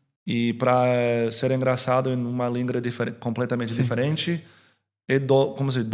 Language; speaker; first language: Portuguese; early bilingual, heritage; English